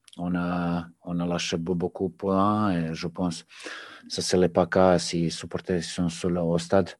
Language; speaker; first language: French; non-native, learner; Serbian